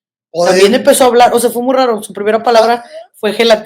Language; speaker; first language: Spanish; native; Spanish